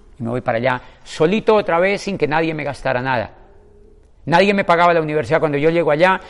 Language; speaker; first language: Spanish; native; Spanish